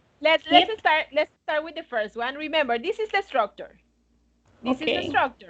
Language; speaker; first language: English; non-native, fluent; Spanish